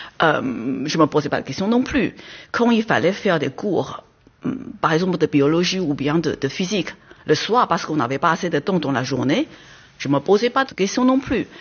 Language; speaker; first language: French; non-native, fluent; Chinese